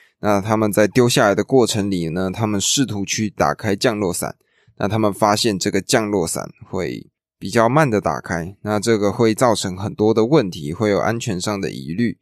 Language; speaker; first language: Chinese; native; Chinese